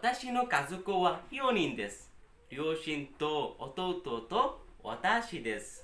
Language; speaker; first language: Japanese; non-native, learner; Bangla